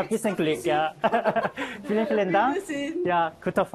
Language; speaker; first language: German; non-native, learner; Korean